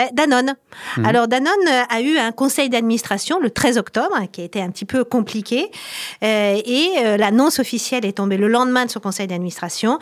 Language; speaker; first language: French; native; French